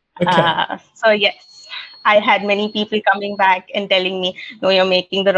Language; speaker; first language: English; non-native, local second language; Tamil